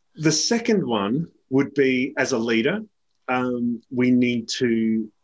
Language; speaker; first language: English; native; English